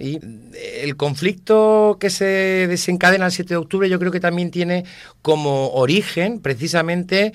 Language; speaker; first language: Spanish; native; Spanish